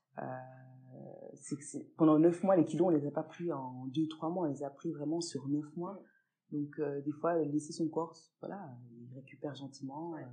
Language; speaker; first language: French; early bilingual, other home language; Fula